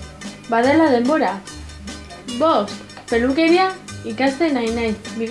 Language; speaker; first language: Basque; non-native, local second language; Spanish